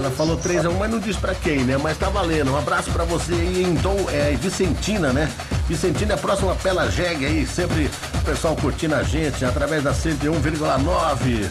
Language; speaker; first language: Portuguese; native; Portuguese